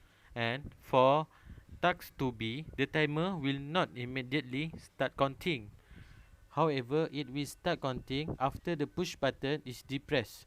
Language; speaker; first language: English; non-native, local second language; Malay